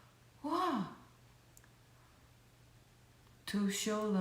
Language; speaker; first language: English; non-native, learner; Chinese